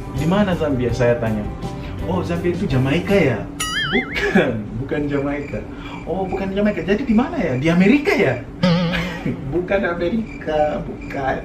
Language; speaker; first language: Indonesian; non-native, fluent; Nyanja